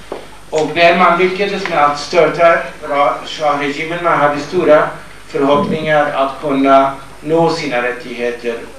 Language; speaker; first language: Swedish; non-native, fluent; Kurdish